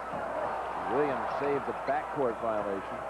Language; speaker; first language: English; native; English